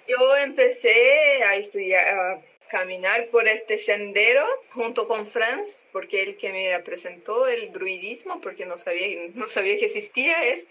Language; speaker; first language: Spanish; non-native, learner; Portuguese